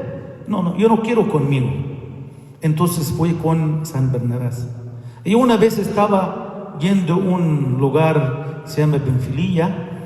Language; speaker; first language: Spanish; non-native, fluent; Arabic